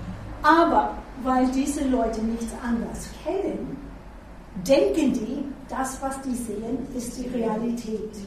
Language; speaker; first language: German; non-native, fluent; English